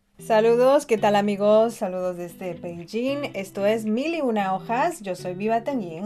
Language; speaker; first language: Spanish; non-native, fluent; Chinese